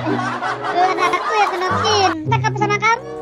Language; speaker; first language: Indonesian; native; Indonesian